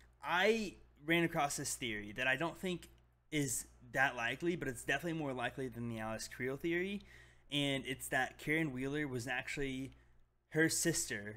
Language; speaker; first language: English; native; English